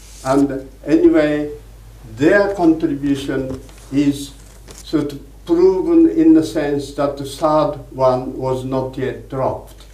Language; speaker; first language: English; non-native, fluent; Japanese